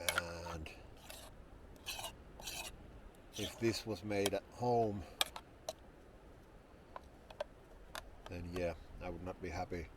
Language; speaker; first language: English; non-native, fluent; Finnish